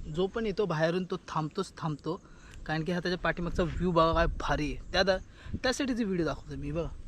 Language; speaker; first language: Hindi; non-native, local second language; Marathi